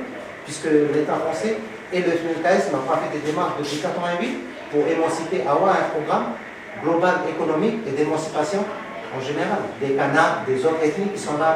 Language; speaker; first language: French; native; French